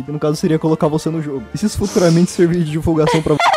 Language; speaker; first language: Portuguese; native; Portuguese